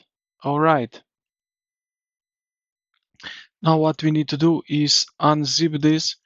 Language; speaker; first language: English; non-native, fluent; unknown